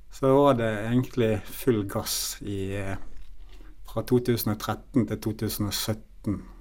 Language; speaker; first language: Norwegian; native; Norwegian